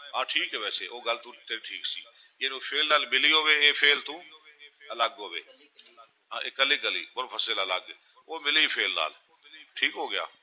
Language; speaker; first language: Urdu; non-native, local second language; Punjabi